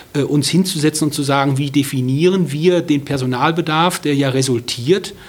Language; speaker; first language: German; native; German